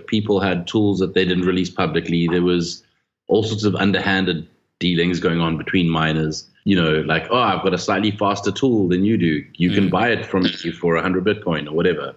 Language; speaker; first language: English; native; English